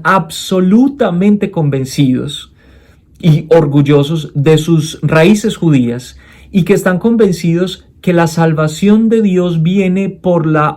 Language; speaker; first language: Spanish; native; Spanish